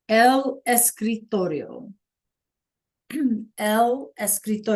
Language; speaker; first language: Spanish; non-native, fluent; English